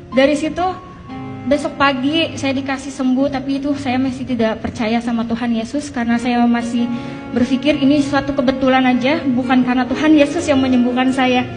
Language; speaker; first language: Indonesian; native; Indonesian